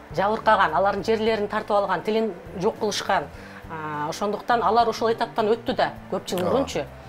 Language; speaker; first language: Kyrgyz; native; Kyrgyz